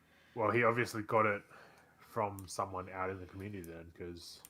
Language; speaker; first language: English; native; English